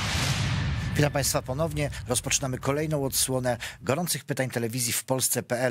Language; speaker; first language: Polish; native; Polish